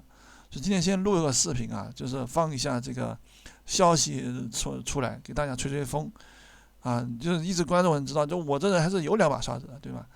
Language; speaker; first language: Chinese; native; Chinese